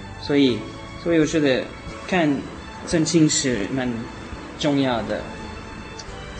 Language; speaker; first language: Chinese; non-native, learner; French